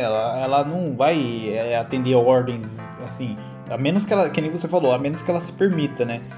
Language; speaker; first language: Portuguese; native; Portuguese